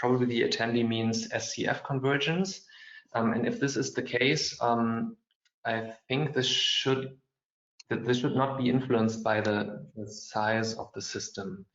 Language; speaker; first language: English; non-native, fluent; German